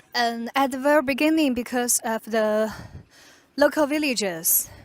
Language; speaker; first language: English; non-native, fluent; Chinese